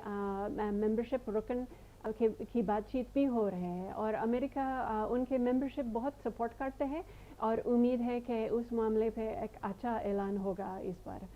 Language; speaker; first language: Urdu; non-native, fluent; English